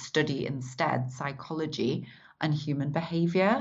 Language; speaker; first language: English; native; English